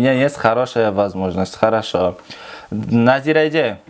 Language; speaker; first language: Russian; non-native, local second language; Kyrgyz